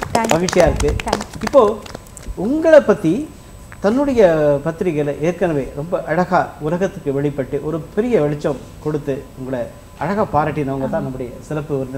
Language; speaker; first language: Tamil; native; Tamil